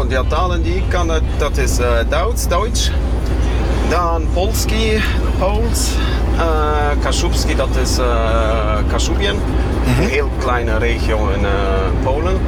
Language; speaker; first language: Dutch; non-native, fluent; Kashubian